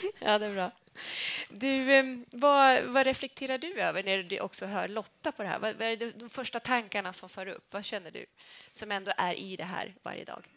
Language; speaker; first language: Swedish; native; Swedish